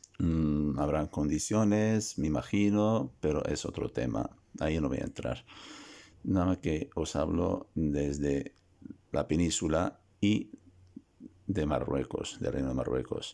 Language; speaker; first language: Spanish; non-native, fluent; Arabic